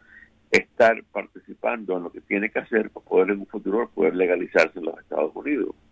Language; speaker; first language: Spanish; native; Spanish